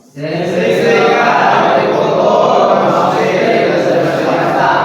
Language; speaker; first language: Japanese; non-native, learner; Indonesian